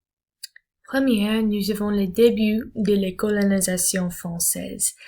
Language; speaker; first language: French; non-native, learner; English